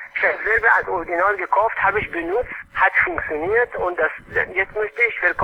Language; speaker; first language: German; non-native, learner; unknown